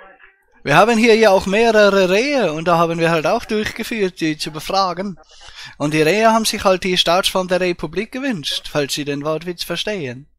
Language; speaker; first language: German; native; German